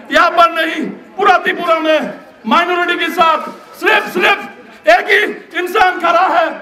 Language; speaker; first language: Hindi; non-native, local second language; Bangla